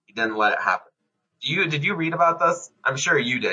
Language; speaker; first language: English; early bilingual, other home language; Spanish